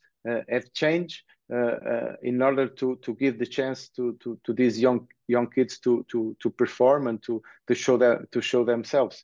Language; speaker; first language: English; early bilingual, other home language; Portuguese